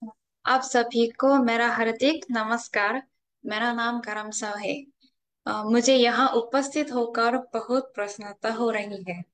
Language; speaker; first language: Hindi; non-native, fluent; Korean